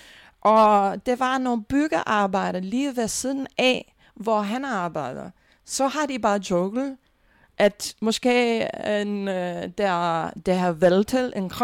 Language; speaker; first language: Danish; non-native, fluent; English